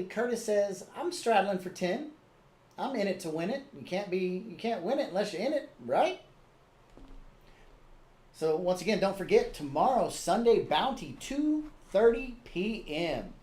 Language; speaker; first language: English; native; English